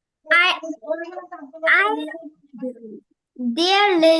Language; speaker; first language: English; non-native, learner; Bangla